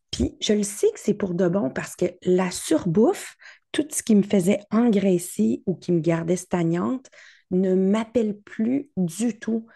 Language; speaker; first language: French; native; French